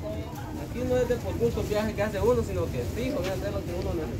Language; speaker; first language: Spanish; native; Spanish